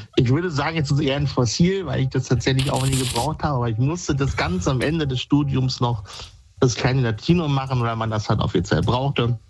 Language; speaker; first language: German; native; German